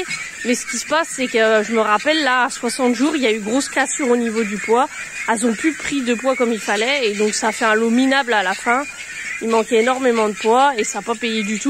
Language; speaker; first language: French; native; French